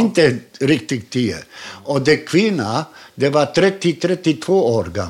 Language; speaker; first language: Swedish; non-native, learner; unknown